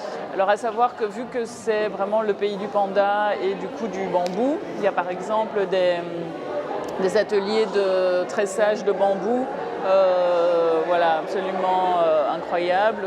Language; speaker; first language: French; native; French